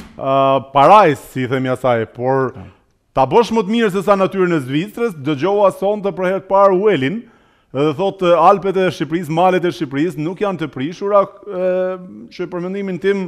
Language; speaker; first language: Albanian; native; Albanian